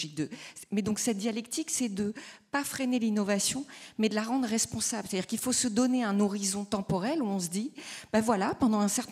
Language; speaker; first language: French; native; French